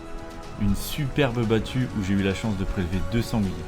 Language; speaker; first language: French; native; French